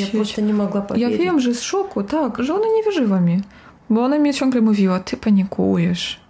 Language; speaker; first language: Polish; non-native, fluent; Russian